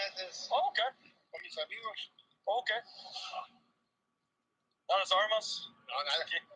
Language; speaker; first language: Spanish; non-native, learner; English